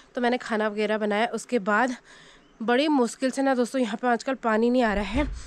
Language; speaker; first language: Hindi; native; Hindi